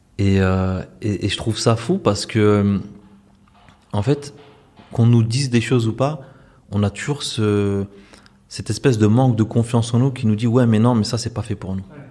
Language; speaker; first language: French; native; French